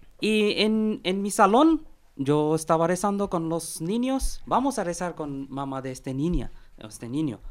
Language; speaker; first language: Spanish; non-native, learner; Bangla